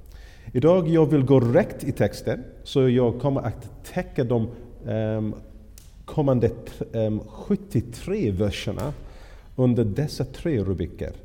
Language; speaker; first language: Swedish; non-native, fluent; English